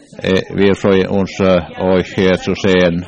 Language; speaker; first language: German; non-native, learner; English